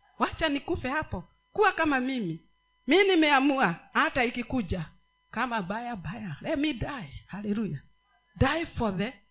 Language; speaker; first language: Swahili; non-native, local second language; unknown